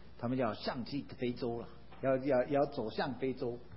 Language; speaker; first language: Chinese; non-native, fluent; English